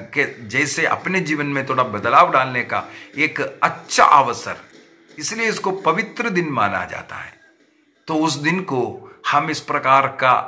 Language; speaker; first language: Hindi; non-native, local second language; Malayalam